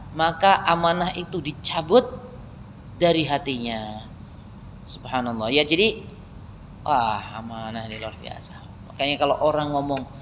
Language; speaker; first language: Indonesian; non-native, local second language; Javanese